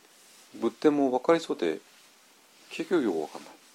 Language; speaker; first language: Japanese; native; Japanese